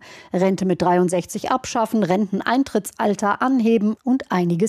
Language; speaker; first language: German; native; German